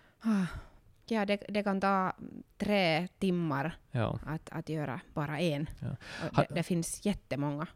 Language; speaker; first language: Swedish; non-native, local second language; Finnish